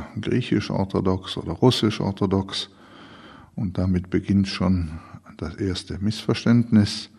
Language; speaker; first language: German; early bilingual, other home language; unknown